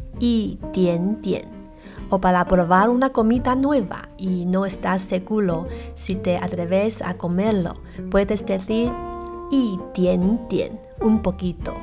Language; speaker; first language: Spanish; non-native, fluent; Chinese